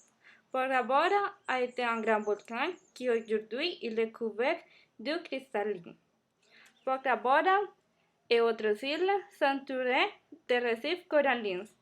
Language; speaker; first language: French; non-native, learner; Spanish